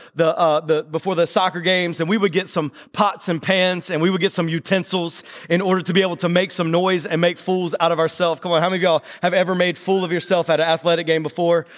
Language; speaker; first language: English; native; English